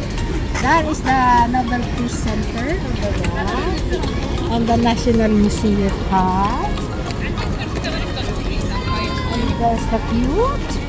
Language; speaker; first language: English; non-native, learner; Filipino